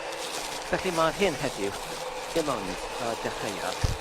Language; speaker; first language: Welsh; non-native, learner; English